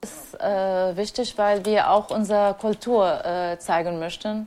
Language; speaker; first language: German; non-native, fluent; Arabic